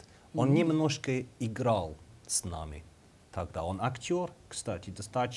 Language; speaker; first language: Russian; non-native, learner; English